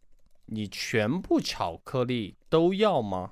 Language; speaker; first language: Chinese; non-native, learner; English